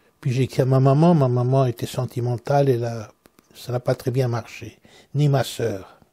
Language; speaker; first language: French; native; French